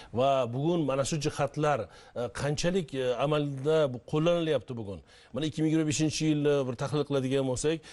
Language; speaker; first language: Uzbek; native; Uzbek